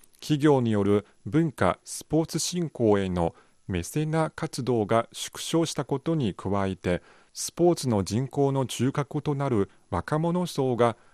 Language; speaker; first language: Japanese; non-native, fluent; Chinese